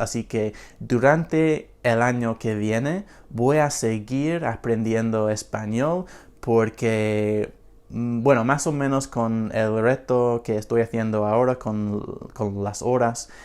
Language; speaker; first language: Spanish; non-native, fluent; English